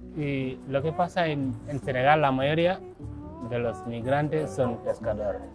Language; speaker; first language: Spanish; non-native, learner; Wolof